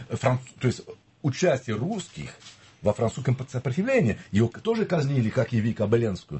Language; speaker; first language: Russian; non-native, fluent; French